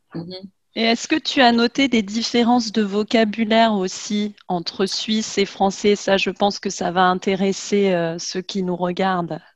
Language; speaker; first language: French; native; French